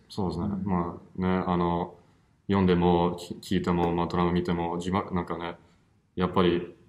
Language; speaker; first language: Japanese; non-native, fluent; English